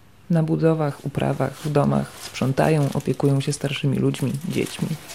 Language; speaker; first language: Polish; native; Polish